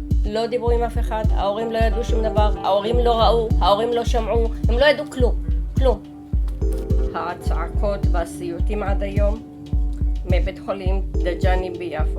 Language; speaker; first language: Hebrew; early bilingual, other home language; Arabic